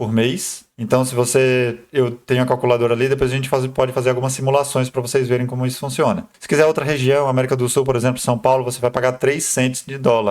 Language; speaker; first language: Portuguese; native; Portuguese